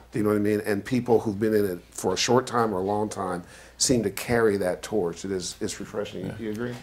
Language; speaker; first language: English; native; English